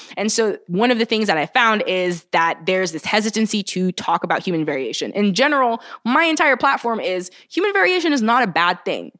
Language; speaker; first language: English; early bilingual, other home language; Bulgarian